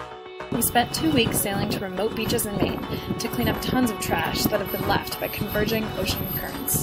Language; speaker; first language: English; native; English